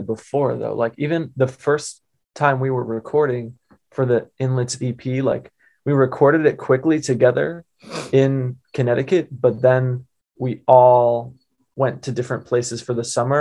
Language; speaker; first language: English; native; English